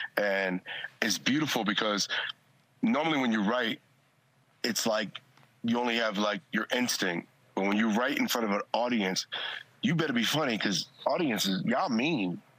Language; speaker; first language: English; native; English